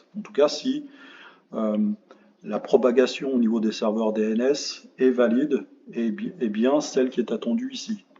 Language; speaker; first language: French; native; French